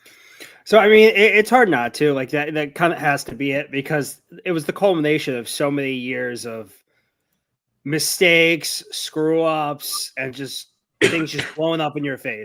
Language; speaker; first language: English; native; English